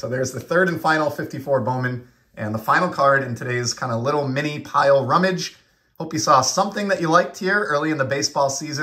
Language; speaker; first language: English; native; English